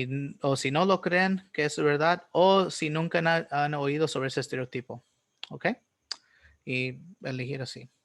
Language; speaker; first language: Spanish; early bilingual, heritage; Spanish